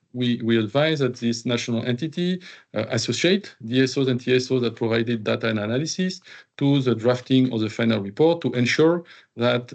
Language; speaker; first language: English; non-native, fluent; French